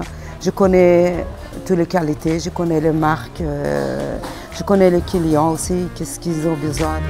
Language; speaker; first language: French; non-native, learner; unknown